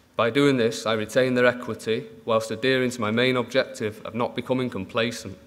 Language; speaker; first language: English; native; English